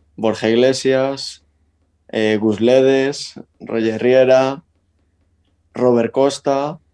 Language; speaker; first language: Spanish; native; Spanish